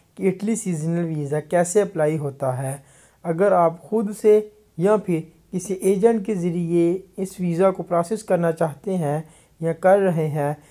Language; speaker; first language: Urdu; non-native, local second language; Punjabi